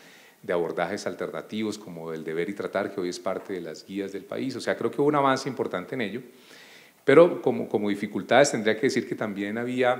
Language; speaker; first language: Spanish; native; Spanish